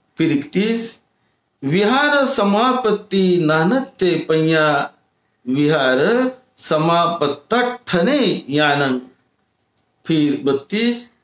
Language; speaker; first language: Hindi; non-native, local second language; Marathi